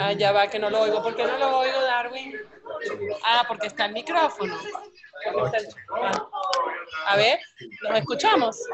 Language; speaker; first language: Spanish; native; Spanish